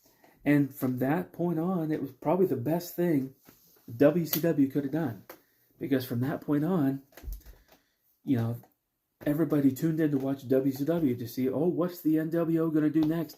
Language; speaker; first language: English; native; English